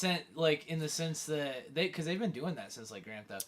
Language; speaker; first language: English; native; English